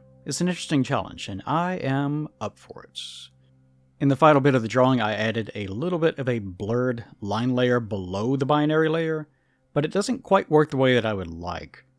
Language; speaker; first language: English; native; English